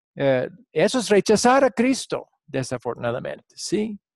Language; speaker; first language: Spanish; non-native, fluent; English